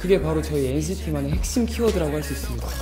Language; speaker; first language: Korean; native; Korean